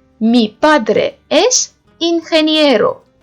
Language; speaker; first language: Spanish; non-native, learner; Turkish